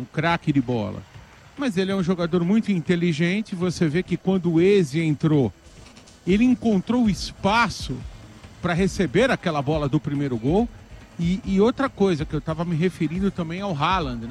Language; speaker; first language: Portuguese; native; Portuguese